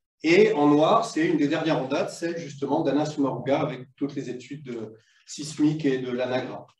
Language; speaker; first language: French; native; French